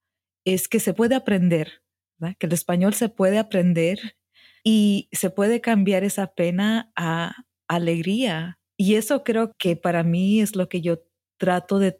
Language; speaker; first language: Spanish; early bilingual, heritage; Spanish